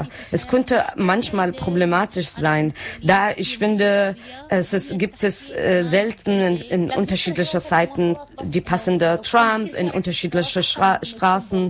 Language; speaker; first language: German; non-native, learner; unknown